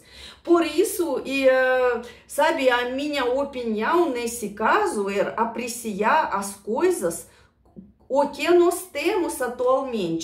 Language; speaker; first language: Portuguese; non-native, fluent; Russian